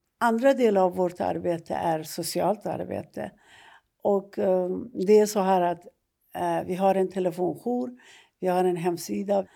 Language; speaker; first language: Swedish; non-native, fluent; Persian